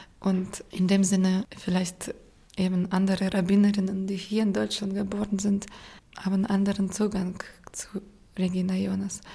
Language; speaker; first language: German; non-native, fluent; Russian